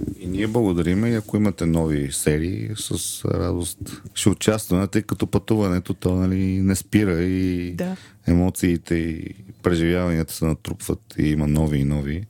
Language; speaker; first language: Bulgarian; native; Bulgarian